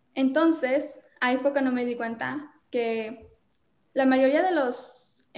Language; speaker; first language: Spanish; native; Spanish